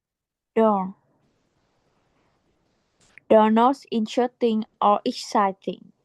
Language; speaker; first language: English; non-native, learner; Vietnamese